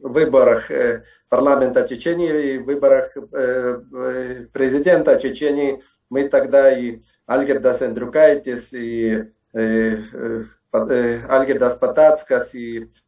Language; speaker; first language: Russian; non-native, fluent; Lithuanian